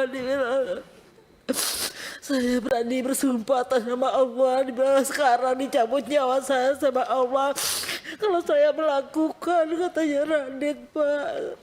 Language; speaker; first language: Indonesian; non-native, local second language; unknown